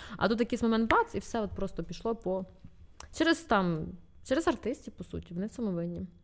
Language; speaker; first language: Ukrainian; non-native, local second language; Russian